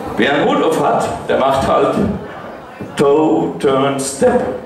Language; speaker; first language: German; native; German